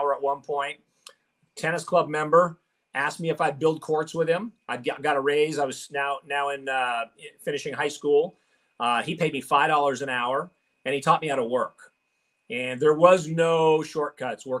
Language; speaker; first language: English; native; English